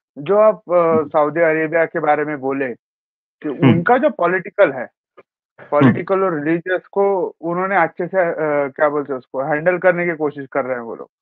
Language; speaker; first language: Hindi; native; Hindi